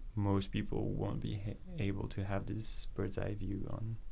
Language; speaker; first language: English; non-native, fluent; French